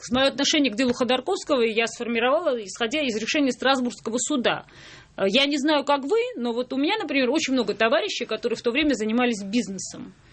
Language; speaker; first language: Russian; non-native, local second language; Georgian